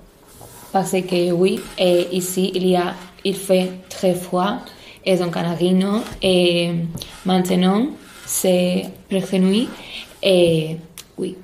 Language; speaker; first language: French; non-native, learner; Spanish